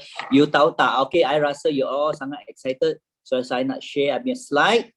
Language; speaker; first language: Malay; native; Malay